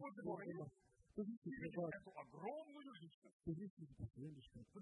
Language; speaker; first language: German; non-native, fluent; Russian